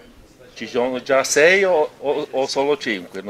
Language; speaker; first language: Italian; non-native, local second language; German